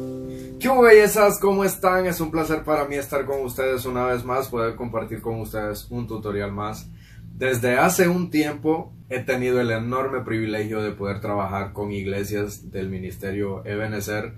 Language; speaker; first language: Spanish; native; Spanish